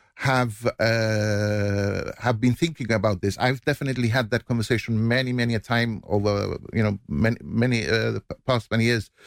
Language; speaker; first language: English; non-native, fluent; Spanish